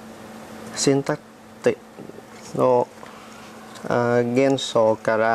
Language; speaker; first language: Japanese; non-native, learner; Vietnamese